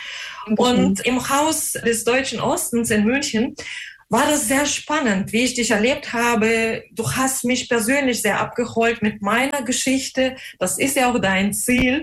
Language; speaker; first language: German; non-native, fluent; Russian